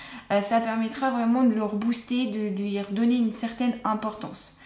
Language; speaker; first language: French; native; French